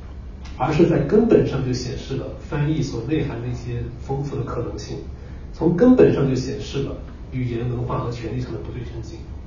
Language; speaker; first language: Chinese; native; Chinese